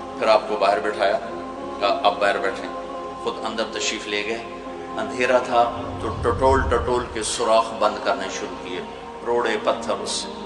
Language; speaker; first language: Urdu; non-native, local second language; Punjabi